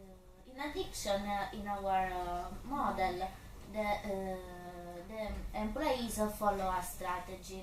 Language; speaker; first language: English; non-native, learner; Italian